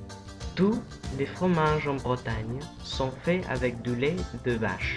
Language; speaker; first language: French; non-native, learner; English